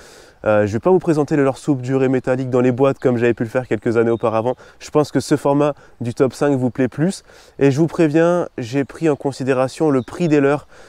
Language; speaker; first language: French; native; French